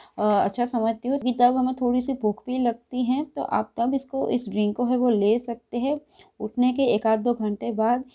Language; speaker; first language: Hindi; non-native, local second language; Gujarati